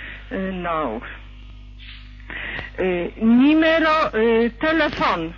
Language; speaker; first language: French; non-native, learner; Polish